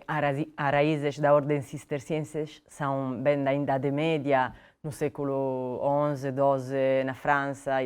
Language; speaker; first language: Portuguese; non-native, fluent; Italian